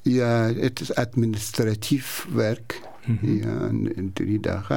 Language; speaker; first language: Dutch; non-native, learner; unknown